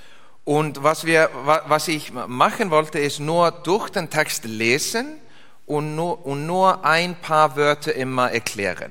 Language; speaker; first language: German; non-native, learner; English